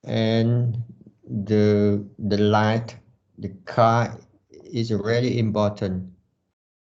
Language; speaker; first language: English; non-native, learner; Vietnamese